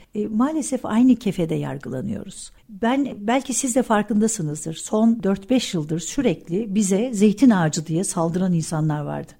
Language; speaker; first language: Turkish; early bilingual, heritage; Turkish